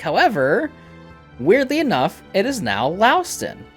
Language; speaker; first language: English; native; English